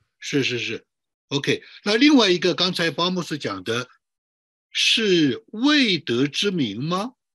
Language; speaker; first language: Chinese; native; Chinese